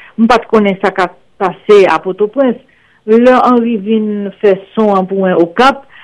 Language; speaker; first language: French; non-native, local second language; Haitian Creole